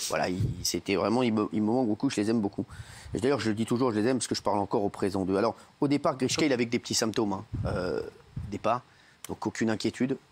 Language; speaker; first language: French; native; French